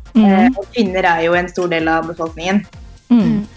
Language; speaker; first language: Norwegian; early bilingual, other home language; Tamil